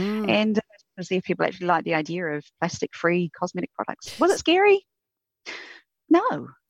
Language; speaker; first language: English; native; English